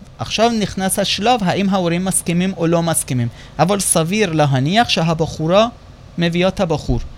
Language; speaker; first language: Hebrew; non-native, fluent; Persian